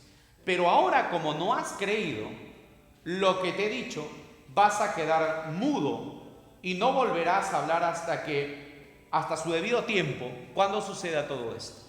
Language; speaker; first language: Spanish; native; Spanish